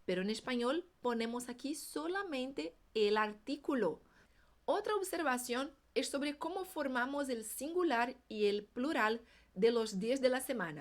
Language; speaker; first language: Spanish; non-native, fluent; Portuguese